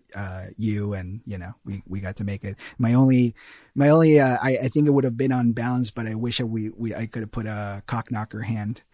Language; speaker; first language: English; early bilingual, heritage; Spanish